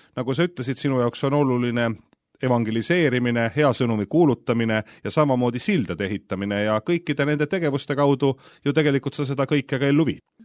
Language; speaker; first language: Estonian; native; Estonian